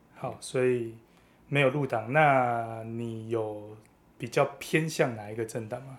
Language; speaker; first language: Chinese; native; Chinese